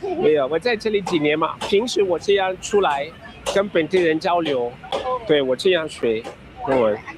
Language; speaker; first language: Chinese; non-native, learner; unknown